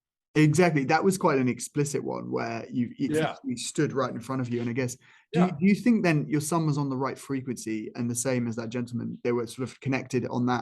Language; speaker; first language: English; native; English